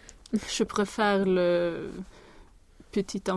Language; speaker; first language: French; non-native, learner; Swedish